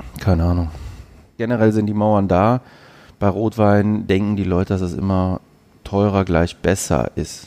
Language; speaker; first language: German; early bilingual, other home language; Greek